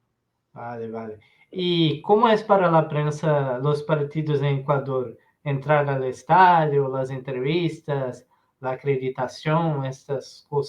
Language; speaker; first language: Spanish; non-native, learner; Portuguese